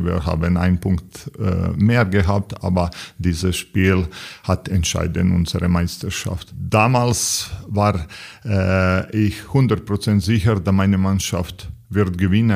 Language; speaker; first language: German; non-native, learner; Serbian